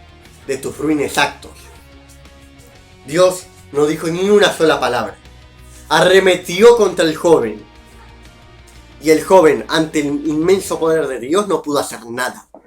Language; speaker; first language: Spanish; native; Spanish